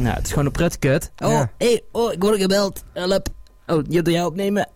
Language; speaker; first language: Dutch; native; Dutch